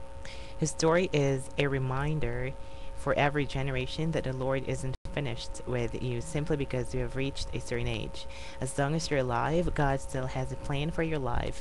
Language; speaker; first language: English; native; English